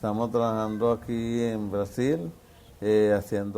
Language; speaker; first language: Portuguese; non-native, learner; Spanish